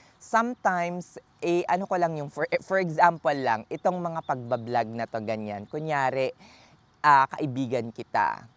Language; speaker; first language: Filipino; native; Filipino